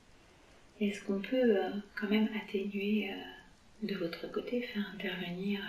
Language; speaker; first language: French; native; French